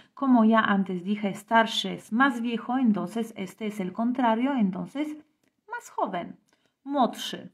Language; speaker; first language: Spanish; non-native, fluent; Polish